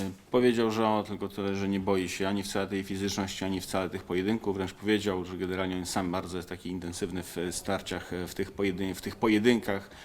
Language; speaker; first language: Polish; native; Polish